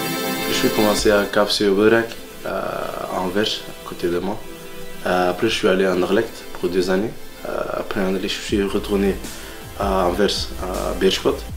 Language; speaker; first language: French; non-native, local second language; Dutch